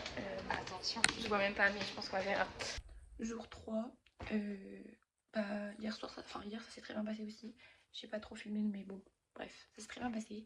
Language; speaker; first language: French; native; French